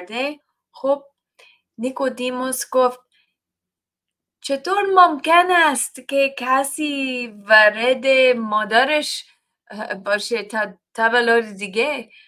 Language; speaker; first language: Persian; non-native, learner; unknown